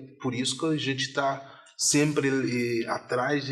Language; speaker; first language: Portuguese; non-native, fluent; Haitian Creole